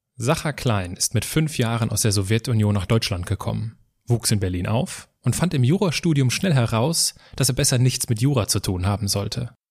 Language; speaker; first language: German; native; German